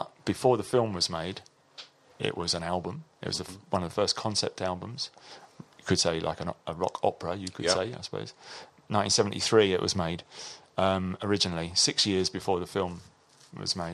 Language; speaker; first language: English; native; English